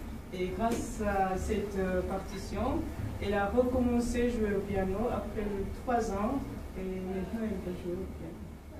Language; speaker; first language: French; non-native, learner; Georgian